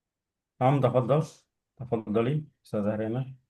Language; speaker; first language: Arabic; non-native, fluent; Indonesian